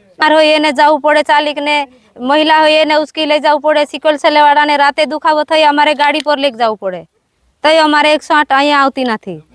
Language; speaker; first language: Gujarati; non-native, local second language; Rathawi